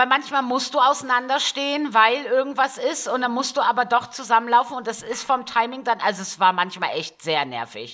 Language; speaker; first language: German; native; German